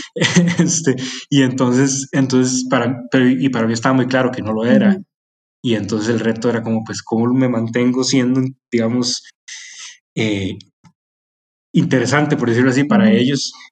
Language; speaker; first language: Spanish; native; Spanish